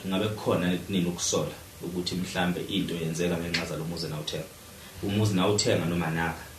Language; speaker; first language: Zulu; native; Zulu